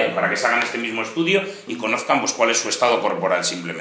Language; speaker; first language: Spanish; native; Spanish